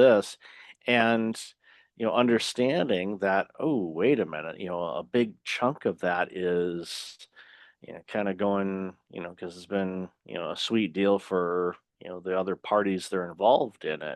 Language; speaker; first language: English; native; English